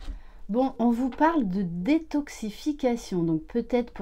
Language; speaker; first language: French; native; French